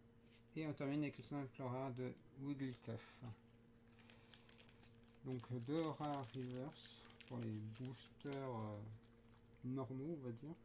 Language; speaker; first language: French; native; French